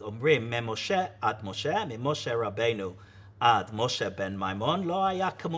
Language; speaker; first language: Hebrew; non-native, fluent; English